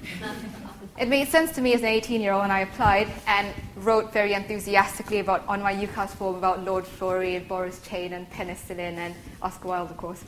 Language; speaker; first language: English; native; English